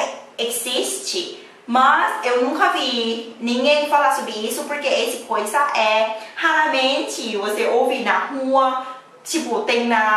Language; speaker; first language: Portuguese; non-native, learner; Thai